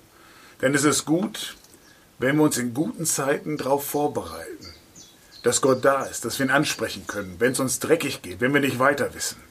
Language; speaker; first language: German; native; German